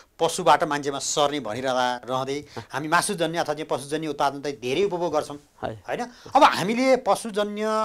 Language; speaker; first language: Nepali; native; Nepali